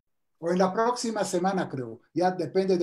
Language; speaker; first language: Spanish; non-native, fluent; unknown